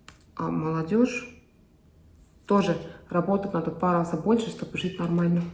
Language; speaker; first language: Russian; non-native, fluent; Estonian